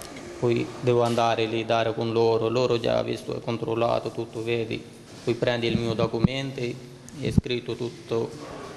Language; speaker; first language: Italian; non-native, learner; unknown